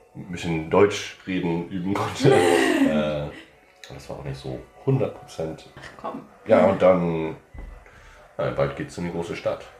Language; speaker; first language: German; early bilingual, heritage; English